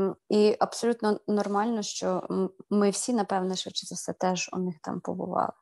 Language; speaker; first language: Ukrainian; native; Ukrainian